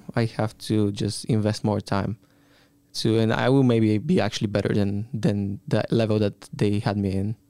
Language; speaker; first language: English; non-native, fluent; Bulgarian